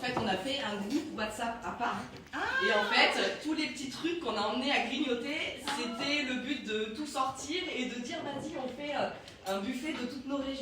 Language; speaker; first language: French; native; French